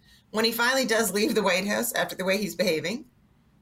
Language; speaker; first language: English; native; English